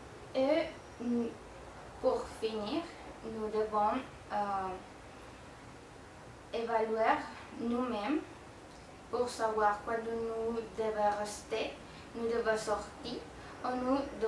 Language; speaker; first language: French; non-native, learner; Spanish